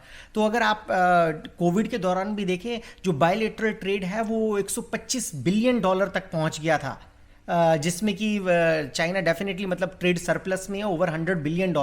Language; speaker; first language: Hindi; native; Hindi